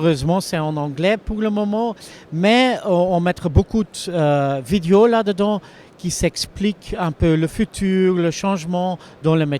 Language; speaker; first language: French; non-native, local second language; Dutch